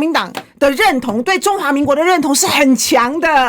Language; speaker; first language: Chinese; native; Chinese